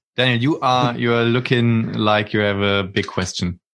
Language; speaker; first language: English; non-native, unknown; German